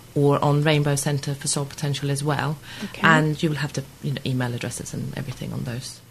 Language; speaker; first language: English; non-native, fluent; Swedish